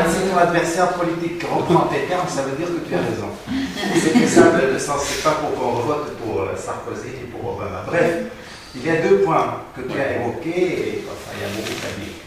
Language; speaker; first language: French; non-native, fluent; Arabic